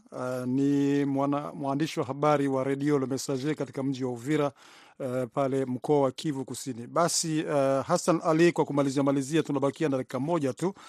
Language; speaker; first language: Swahili; non-native, local second language; Rundi